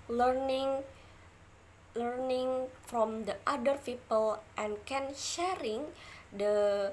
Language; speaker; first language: English; non-native, learner; Indonesian